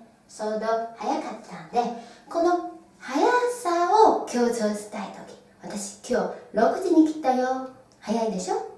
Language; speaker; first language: Japanese; non-native, fluent; Chinese